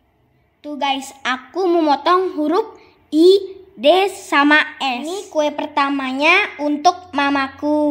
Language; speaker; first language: Indonesian; native; Indonesian